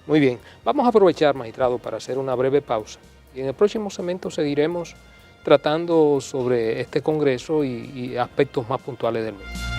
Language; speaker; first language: Spanish; native; Spanish